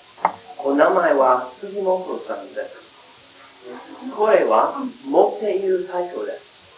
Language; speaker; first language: Japanese; non-native, learner; English